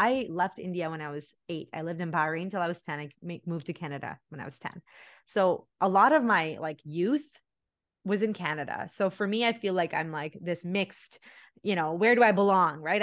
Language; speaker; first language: English; early bilingual, other home language; Tamil